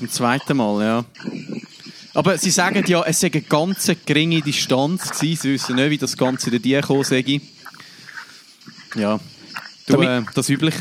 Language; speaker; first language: German; native; German